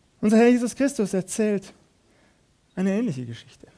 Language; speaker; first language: German; native; German